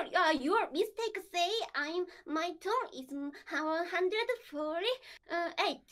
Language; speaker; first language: English; non-native, learner; Korean